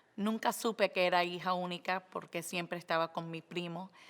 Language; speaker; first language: Spanish; early bilingual, other home language; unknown